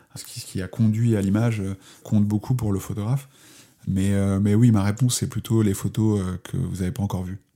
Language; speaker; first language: French; native; French